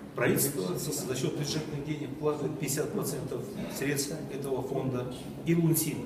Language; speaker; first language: Russian; non-native, local second language; Tuvinian